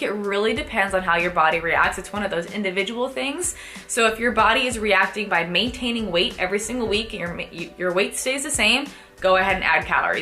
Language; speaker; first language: English; native; English